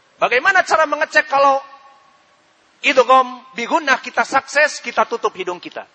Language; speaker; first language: Indonesian; native; Indonesian